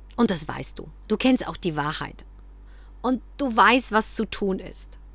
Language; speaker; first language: German; early bilingual, other home language; Polish